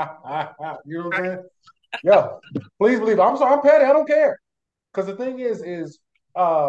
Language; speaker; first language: English; native; English